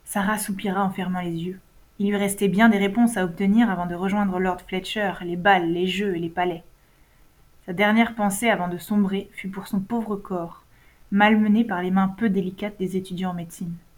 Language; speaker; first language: French; native; French